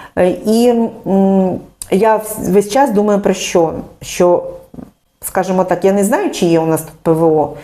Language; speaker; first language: Ukrainian; non-native, local second language; Russian